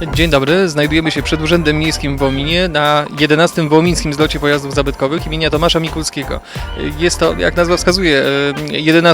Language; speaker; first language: Polish; native; Polish